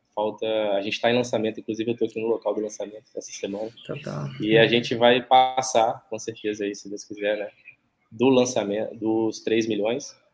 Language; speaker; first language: Portuguese; native; Portuguese